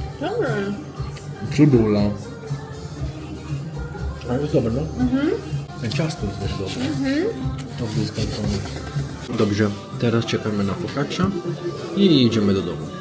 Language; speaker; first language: Polish; non-native, learner; Italian